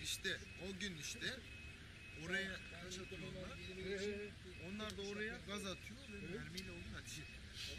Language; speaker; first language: Turkish; native; Turkish